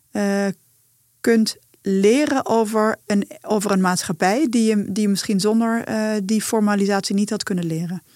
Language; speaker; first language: Dutch; native; Dutch